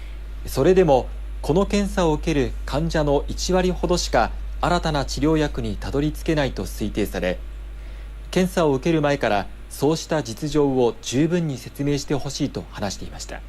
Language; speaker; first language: Japanese; native; Japanese